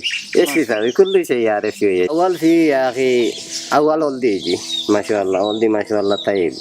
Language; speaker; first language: Arabic; non-native, learner; Bangla